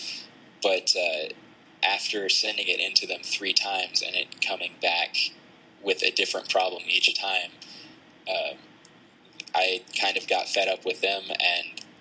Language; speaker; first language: English; native; English